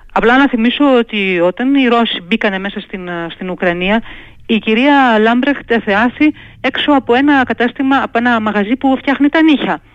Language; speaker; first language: Greek; native; Greek